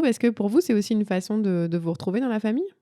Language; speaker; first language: French; native; French